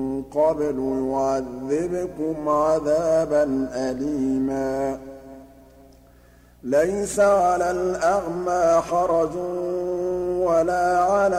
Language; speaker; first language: Arabic; native; Arabic